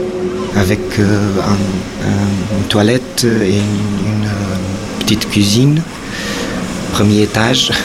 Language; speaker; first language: French; non-native, fluent; Portuguese